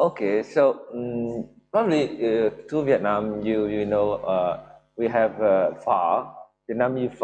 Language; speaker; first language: English; non-native, learner; Vietnamese